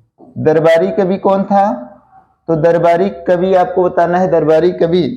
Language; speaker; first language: Hindi; native; Hindi